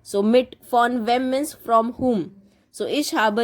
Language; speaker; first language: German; non-native, fluent; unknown